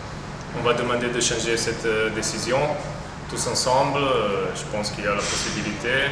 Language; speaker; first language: French; non-native, fluent; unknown